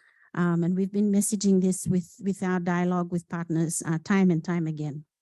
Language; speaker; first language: English; non-native, local second language; Fijian